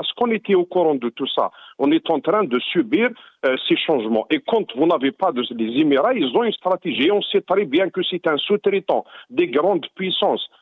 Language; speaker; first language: French; non-native, local second language; Arabic